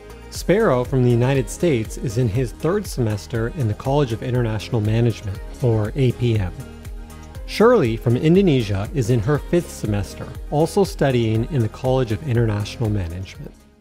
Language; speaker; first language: English; native; English